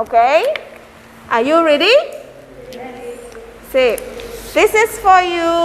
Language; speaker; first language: English; non-native, learner; Indonesian